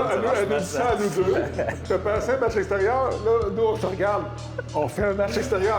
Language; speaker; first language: French; native; French